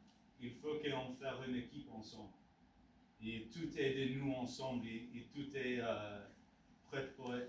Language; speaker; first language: French; non-native, learner; English